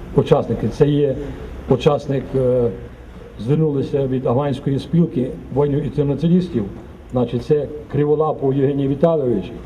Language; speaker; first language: Ukrainian; native; Ukrainian